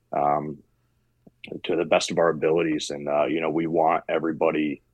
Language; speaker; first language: English; native; English